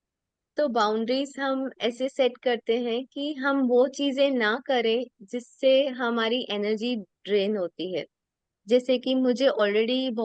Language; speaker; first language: Hindi; native; Hindi